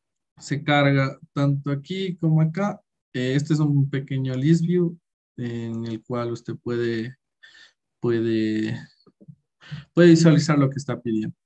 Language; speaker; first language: Spanish; native; Spanish